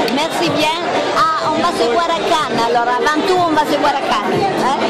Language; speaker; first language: French; non-native, fluent; Italian